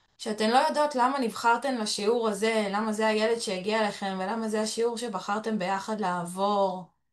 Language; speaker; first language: Hebrew; early bilingual, other home language; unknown